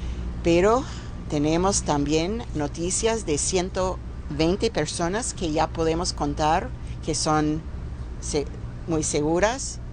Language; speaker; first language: Spanish; non-native, fluent; English